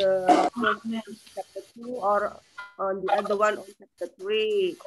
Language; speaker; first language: English; non-native, fluent; Indonesian